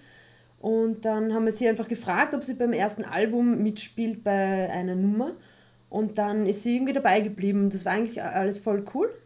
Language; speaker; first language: German; native; German